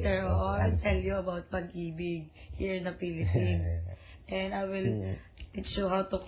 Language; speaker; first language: English; non-native, local second language; Filipino